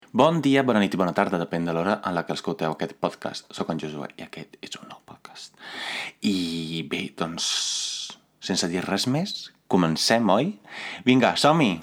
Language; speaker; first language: Catalan; non-native, fluent; Italian